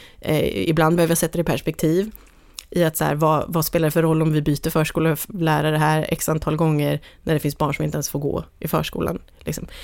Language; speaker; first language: Swedish; native; Swedish